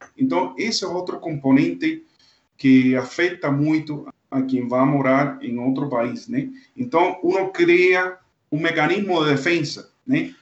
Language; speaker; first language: Portuguese; non-native, fluent; Spanish